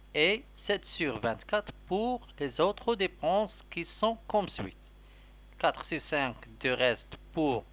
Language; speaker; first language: French; non-native, local second language; Arabic